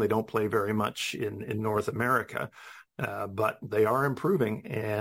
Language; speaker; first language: English; native; English